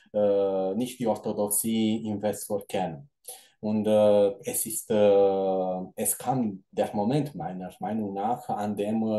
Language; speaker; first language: German; non-native, fluent; Romanian